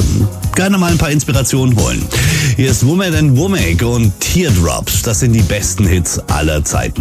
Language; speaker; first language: German; native; German